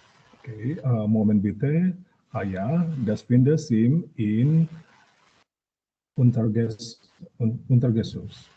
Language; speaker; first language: German; non-native, learner; Indonesian